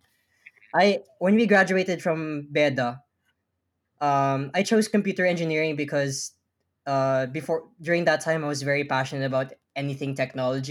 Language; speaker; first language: English; non-native, local second language; Filipino